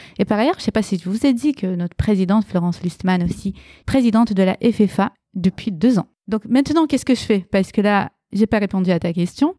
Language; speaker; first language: French; early bilingual, other home language; Romanian